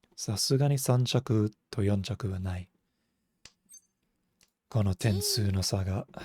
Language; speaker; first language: Japanese; non-native, fluent; English